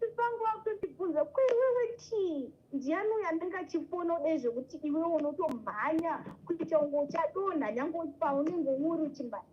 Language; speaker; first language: Shona; non-native, local second language; North Ndebele